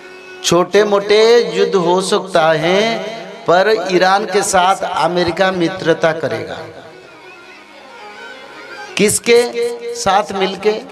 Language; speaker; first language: Hindi; non-native, local second language; Odia